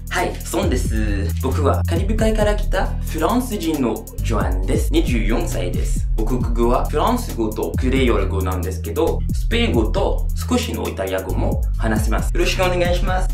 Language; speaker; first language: Japanese; non-native, fluent; French